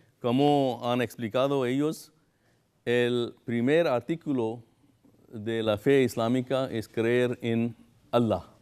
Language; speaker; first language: Spanish; non-native, fluent; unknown